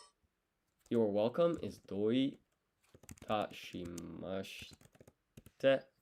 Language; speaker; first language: Japanese; non-native, learner; English